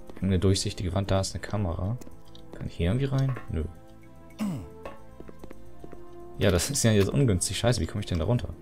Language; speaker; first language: German; native; German